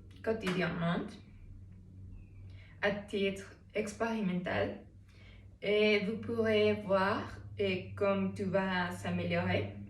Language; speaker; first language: French; non-native, learner; Spanish